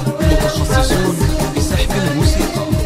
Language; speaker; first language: Arabic; native; Arabic